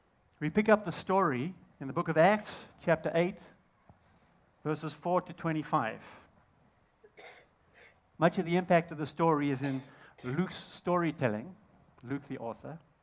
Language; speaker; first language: English; native; English